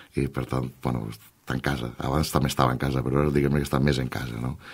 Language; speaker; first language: Catalan; native; Catalan